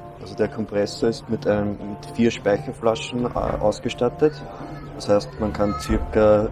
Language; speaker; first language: German; native; German